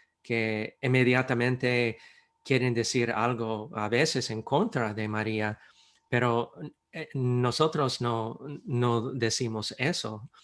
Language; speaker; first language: Spanish; non-native, fluent; English